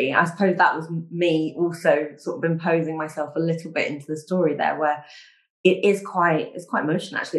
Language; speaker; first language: English; native; English